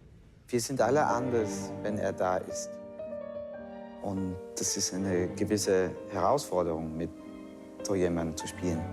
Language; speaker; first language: German; non-native, fluent; English